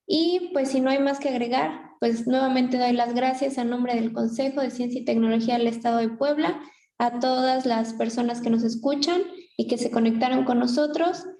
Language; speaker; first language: Spanish; native; Spanish